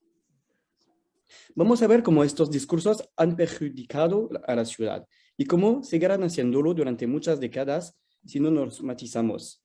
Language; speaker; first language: Spanish; non-native, fluent; French